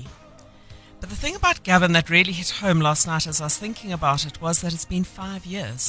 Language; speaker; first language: English; native; English